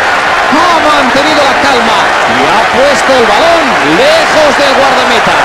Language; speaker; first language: Spanish; native; Spanish